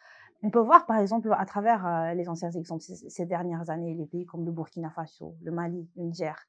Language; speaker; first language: French; non-native, local second language; Malagasy